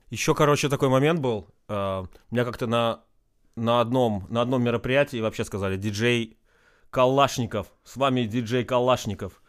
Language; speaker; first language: Russian; native; Russian